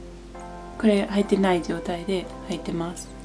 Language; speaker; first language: Japanese; non-native, fluent; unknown